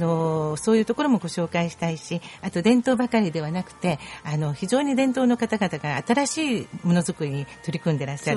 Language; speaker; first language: Japanese; native; Japanese